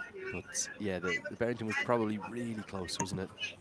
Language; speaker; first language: English; native; English